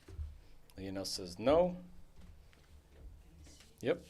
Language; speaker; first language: English; native; English